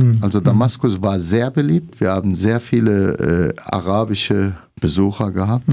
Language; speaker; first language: German; non-native, fluent; Arabic